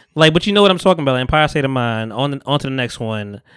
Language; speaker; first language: English; native; English